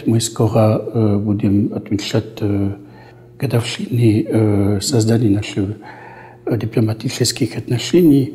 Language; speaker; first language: Russian; non-native, fluent; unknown